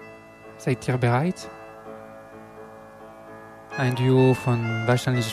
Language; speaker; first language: German; non-native, learner; French